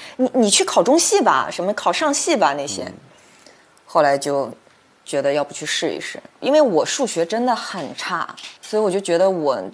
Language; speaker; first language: Chinese; native; Chinese